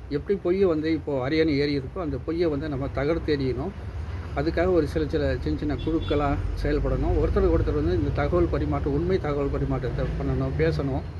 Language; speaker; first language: Tamil; non-native, local second language; Urdu